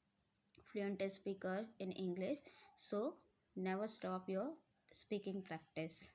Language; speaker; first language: English; non-native, learner; Hindi